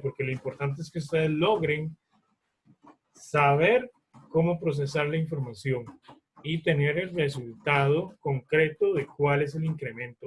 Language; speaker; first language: Spanish; native; Spanish